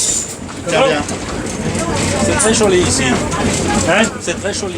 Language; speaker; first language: French; non-native, learner; German